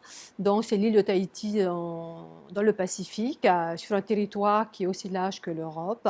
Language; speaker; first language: French; native; French